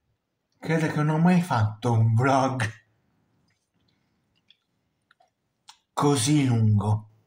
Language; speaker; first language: Italian; non-native, fluent; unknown